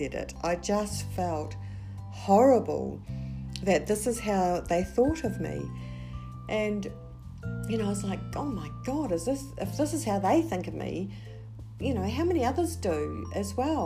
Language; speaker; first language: English; native; English